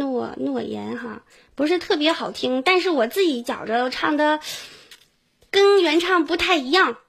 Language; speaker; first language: Chinese; native; Chinese